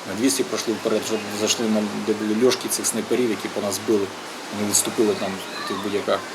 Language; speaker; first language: Ukrainian; native; Ukrainian